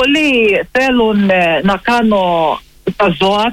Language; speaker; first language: Greek; non-native, learner; Maltese